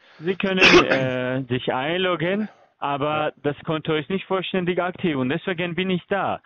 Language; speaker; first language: German; early bilingual, other home language; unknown